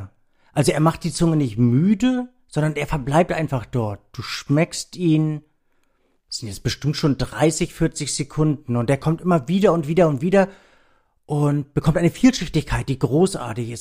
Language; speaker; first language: German; native; German